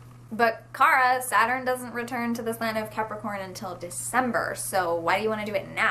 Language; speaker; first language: English; native; English